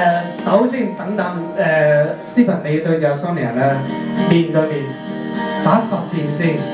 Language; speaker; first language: Cantonese; native; Cantonese